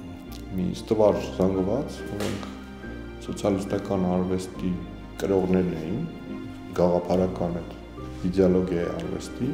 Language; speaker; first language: Armenian; native; Armenian